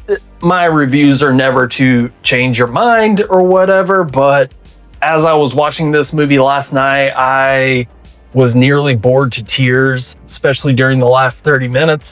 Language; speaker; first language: English; native; English